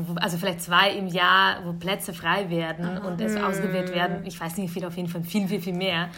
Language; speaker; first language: German; early bilingual, other home language; Russian